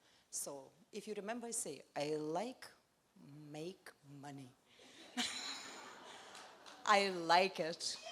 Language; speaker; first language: English; non-native, learner; Lithuanian